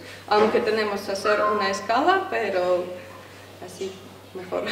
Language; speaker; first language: Spanish; non-native, fluent; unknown